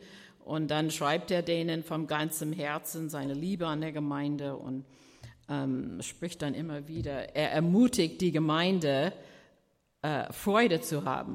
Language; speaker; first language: German; non-native, fluent; English